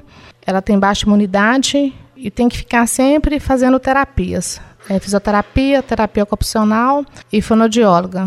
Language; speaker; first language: Portuguese; native; Portuguese